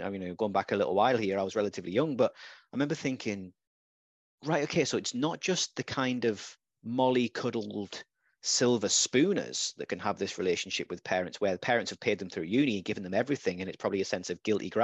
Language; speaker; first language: English; native; English